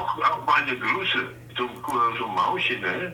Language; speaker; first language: German; non-native, learner; Dutch